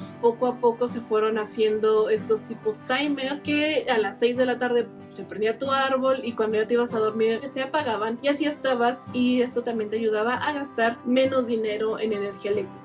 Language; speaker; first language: Spanish; native; Spanish